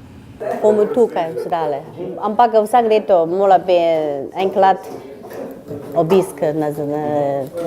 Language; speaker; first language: Slovenian; non-native, learner; Chinese